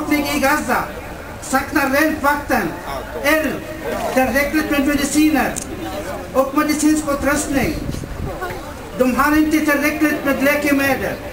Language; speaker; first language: Swedish; non-native, fluent; Arabic